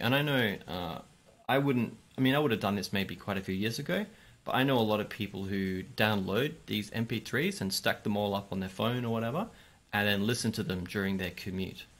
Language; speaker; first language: English; native; English